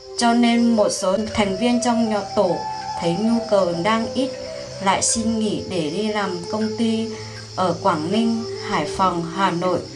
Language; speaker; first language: Vietnamese; non-native, local second language; Iu Mien